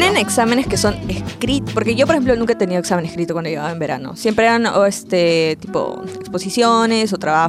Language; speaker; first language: Spanish; native; Spanish